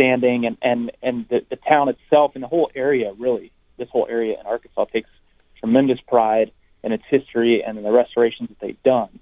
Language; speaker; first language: English; native; English